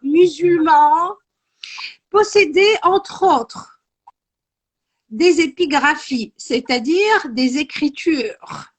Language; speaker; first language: French; non-native, local second language; Arabic